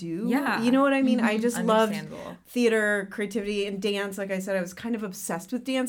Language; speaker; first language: English; native; English